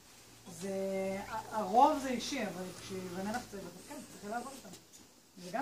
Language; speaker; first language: Hebrew; native; Hebrew